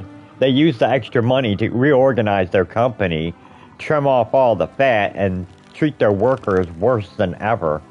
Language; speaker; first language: English; native; English